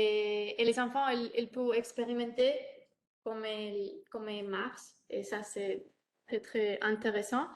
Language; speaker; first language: French; non-native, learner; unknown